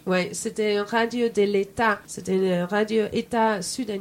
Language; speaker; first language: French; non-native, fluent; English